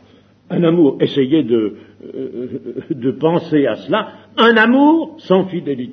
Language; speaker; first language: French; native; French